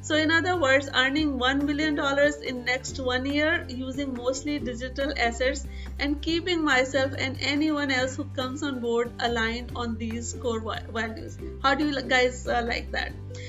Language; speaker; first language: English; non-native, local second language; Hindi